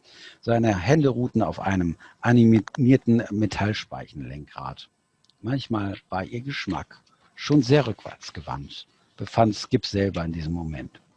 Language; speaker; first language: German; native; German